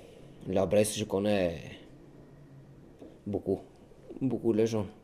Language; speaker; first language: French; non-native, learner; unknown